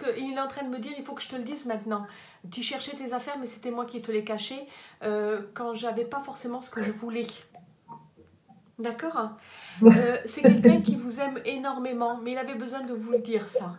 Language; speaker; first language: French; native; French